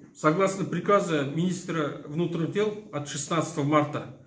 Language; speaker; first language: Russian; non-native, local second language; Kazakh